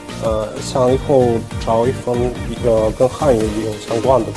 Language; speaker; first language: Chinese; non-native, fluent; Russian